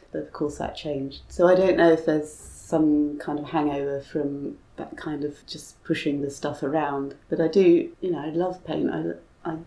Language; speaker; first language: English; native; English